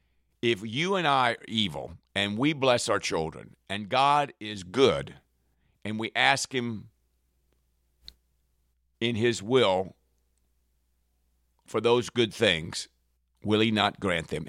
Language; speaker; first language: English; native; English